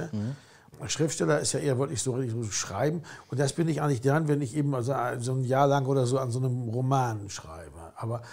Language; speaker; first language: German; native; German